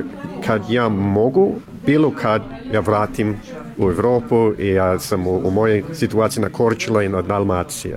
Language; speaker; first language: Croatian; early bilingual, heritage; English